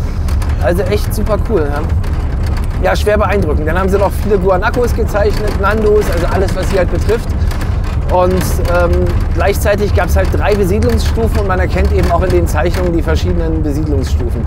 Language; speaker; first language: German; native; German